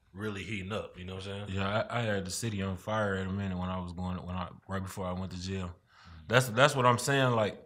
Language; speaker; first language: English; native; English